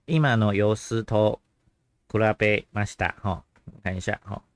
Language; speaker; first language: Japanese; non-native, fluent; Chinese